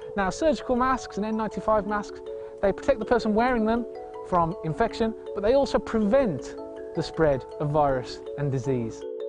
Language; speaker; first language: English; native; English